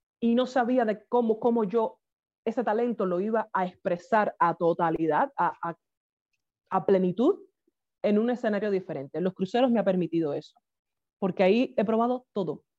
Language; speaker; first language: Spanish; native; Spanish